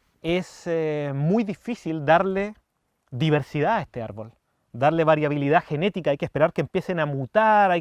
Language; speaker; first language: Spanish; native; Spanish